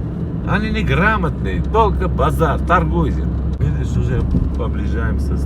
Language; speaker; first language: Russian; non-native, learner; Armenian